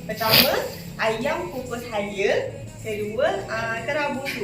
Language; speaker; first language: Malay; native; Malay